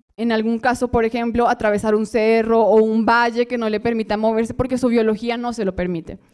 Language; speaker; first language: Spanish; native; Spanish